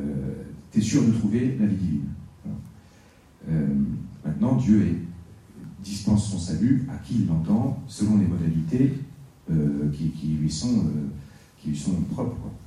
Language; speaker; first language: French; native; French